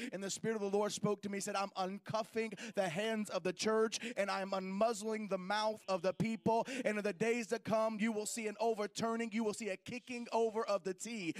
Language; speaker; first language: English; native; English